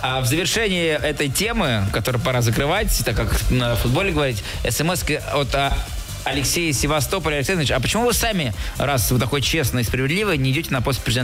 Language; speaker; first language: Russian; native; Russian